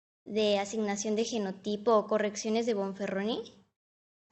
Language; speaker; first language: Spanish; native; Spanish